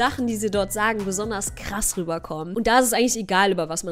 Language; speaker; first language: German; native; German